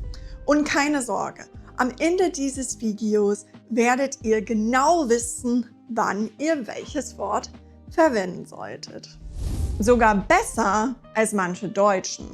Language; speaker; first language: German; non-native, fluent; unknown